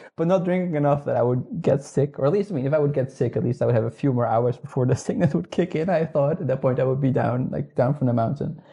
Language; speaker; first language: English; non-native, fluent; Dutch